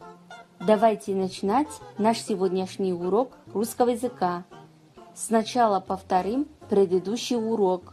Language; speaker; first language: Russian; non-native, fluent; Kazakh